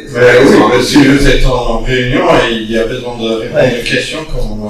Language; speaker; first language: French; non-native, fluent; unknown